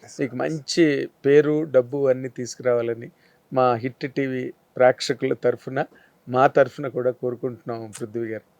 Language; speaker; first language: Telugu; native; Telugu